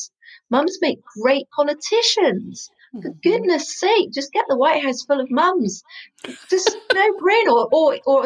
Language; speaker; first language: English; native; English